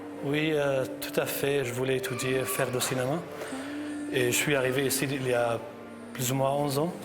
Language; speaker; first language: French; non-native, fluent; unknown